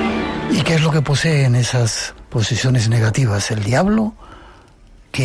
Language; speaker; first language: Spanish; native; Spanish